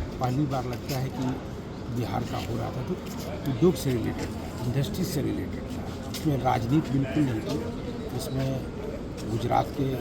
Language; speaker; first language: Hindi; native; Hindi